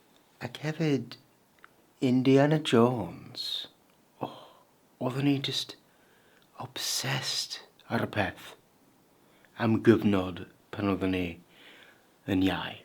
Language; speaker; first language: Welsh; non-native, fluent; English